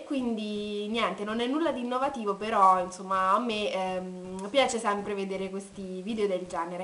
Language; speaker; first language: Italian; native; Italian